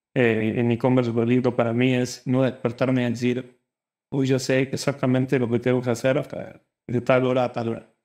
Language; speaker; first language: Spanish; native; Spanish